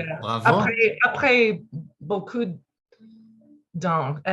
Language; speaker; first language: French; non-native, learner; English